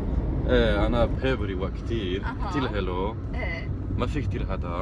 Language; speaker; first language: Arabic; non-native, learner; French